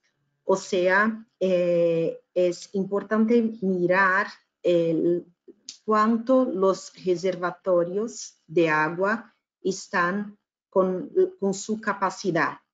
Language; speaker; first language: Spanish; non-native, fluent; Portuguese